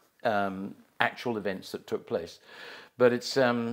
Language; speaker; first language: English; native; English